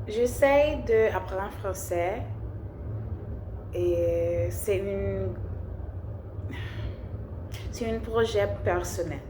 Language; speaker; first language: French; non-native, learner; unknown